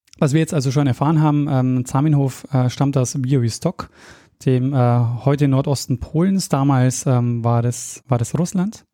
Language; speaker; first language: German; native; German